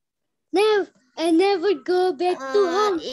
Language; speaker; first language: English; non-native, learner; Indonesian